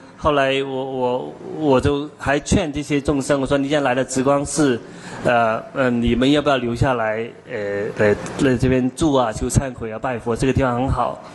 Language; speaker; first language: Chinese; non-native, local second language; Cantonese